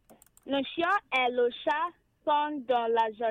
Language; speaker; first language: French; non-native, learner; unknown